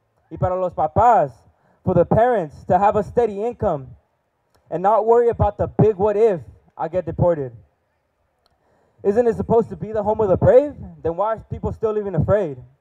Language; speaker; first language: English; early bilingual, other home language; Spanish